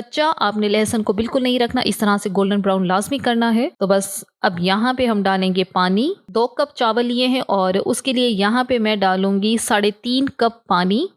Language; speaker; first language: Hindi; native; Hindi